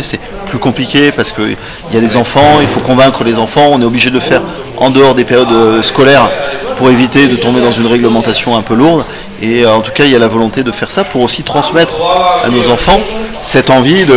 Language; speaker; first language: French; native; French